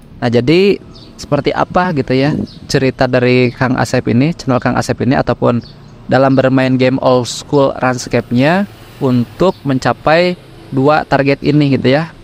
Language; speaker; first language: Indonesian; native; Indonesian